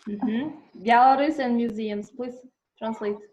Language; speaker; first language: English; non-native, learner; Kazakh